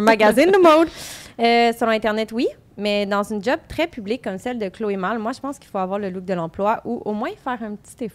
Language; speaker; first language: French; native; French